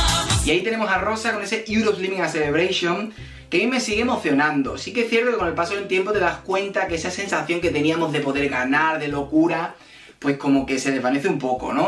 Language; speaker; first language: Spanish; native; Spanish